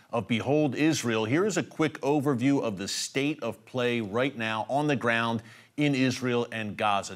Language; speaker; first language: English; native; English